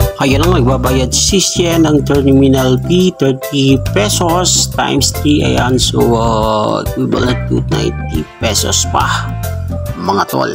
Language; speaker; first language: Filipino; non-native, local second language; Bikol